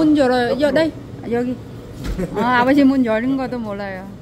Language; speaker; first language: Korean; non-native, learner; Vietnamese